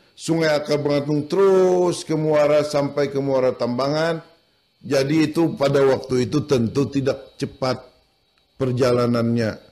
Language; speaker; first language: Indonesian; non-native, local second language; Banjar